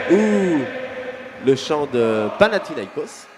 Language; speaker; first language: French; native; French